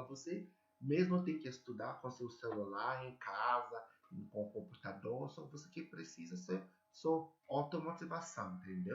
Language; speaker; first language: Portuguese; non-native, learner; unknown